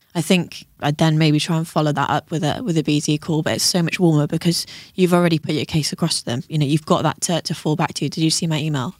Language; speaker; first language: English; native; English